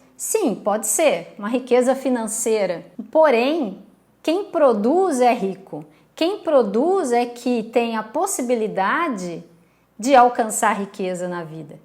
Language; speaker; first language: Portuguese; native; Portuguese